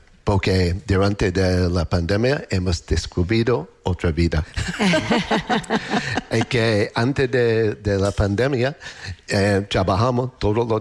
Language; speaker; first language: Spanish; non-native, learner; English